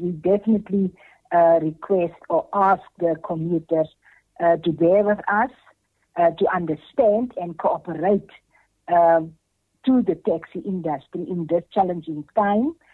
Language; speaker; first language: English; non-native, local second language; Afrikaans